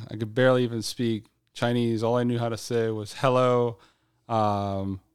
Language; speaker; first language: English; native; English